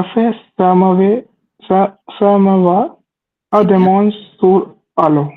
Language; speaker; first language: French; non-native, learner; Hindi